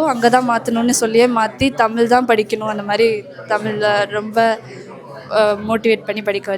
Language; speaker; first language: Tamil; early bilingual, heritage; Tamil